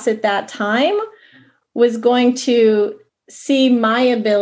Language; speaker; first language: English; native; English